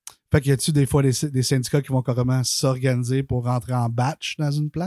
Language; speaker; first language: French; native; French